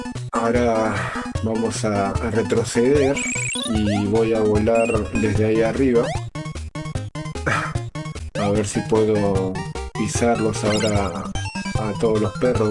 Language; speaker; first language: Spanish; native; Spanish